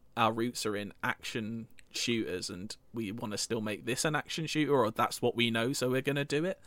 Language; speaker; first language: English; native; English